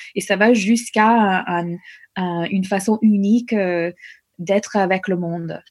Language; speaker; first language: French; non-native, fluent; English